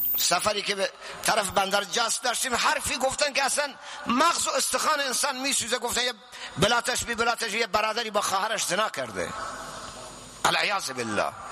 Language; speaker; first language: Persian; non-native, local second language; Baluchi